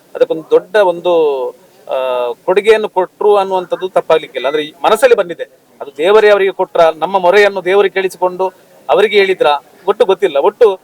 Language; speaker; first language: Kannada; native; Kannada